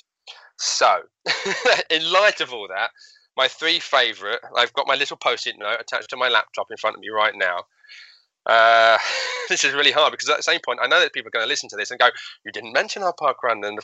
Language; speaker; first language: English; native; English